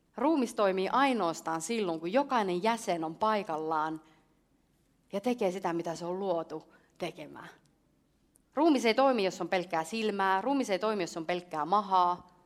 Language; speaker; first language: Finnish; native; Finnish